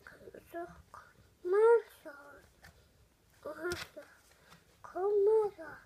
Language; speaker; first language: Swedish; early bilingual, other home language; Russian